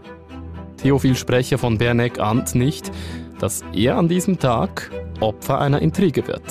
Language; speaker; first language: German; native; German